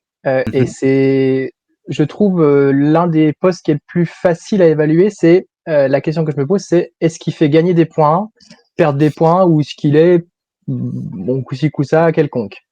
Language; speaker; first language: French; native; French